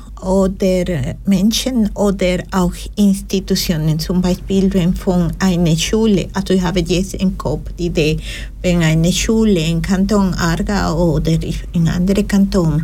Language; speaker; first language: German; non-native, learner; Spanish